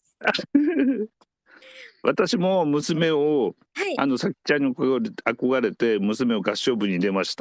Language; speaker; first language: Japanese; native; Japanese